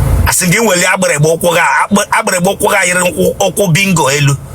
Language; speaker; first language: Igbo; native; Igbo